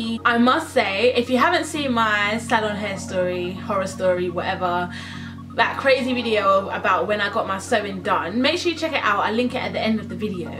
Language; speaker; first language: English; native; English